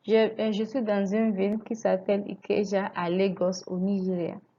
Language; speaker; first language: French; non-native, fluent; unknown